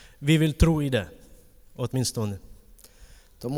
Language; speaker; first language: Swedish; non-native, fluent; Ukrainian